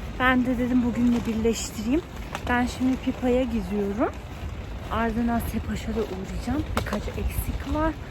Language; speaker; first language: Turkish; early bilingual, heritage; Turkish